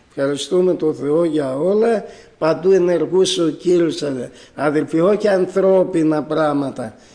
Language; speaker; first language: Greek; native; Greek